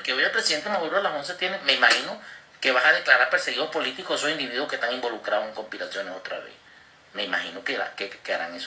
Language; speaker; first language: Spanish; native; Spanish